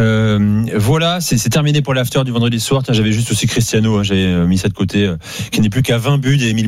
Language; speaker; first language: French; native; French